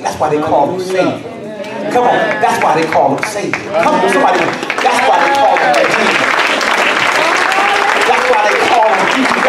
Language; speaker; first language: English; native; English